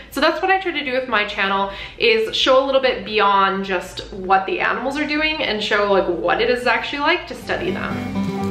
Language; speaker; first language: English; native; English